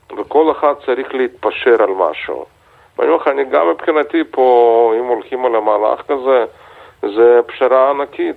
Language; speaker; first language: Hebrew; non-native, fluent; Russian